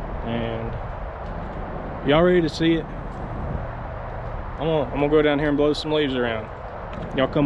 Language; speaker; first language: English; native; English